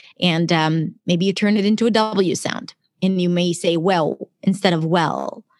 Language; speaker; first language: English; non-native, fluent; Hebrew